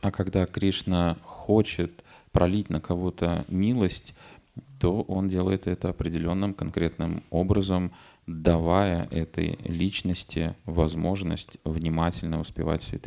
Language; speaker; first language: Russian; native; Russian